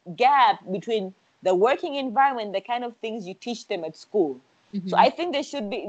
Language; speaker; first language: English; non-native, local second language; Swahili